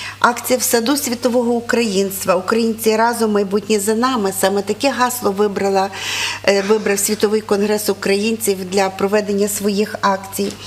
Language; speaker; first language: Ukrainian; native; Ukrainian